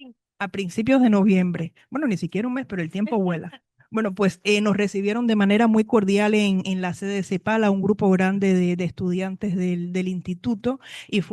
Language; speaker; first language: Spanish; native; Spanish